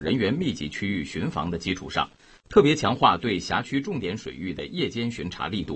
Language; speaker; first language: Chinese; native; Chinese